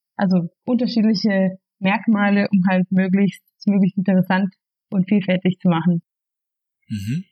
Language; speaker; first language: German; non-native, fluent; Spanish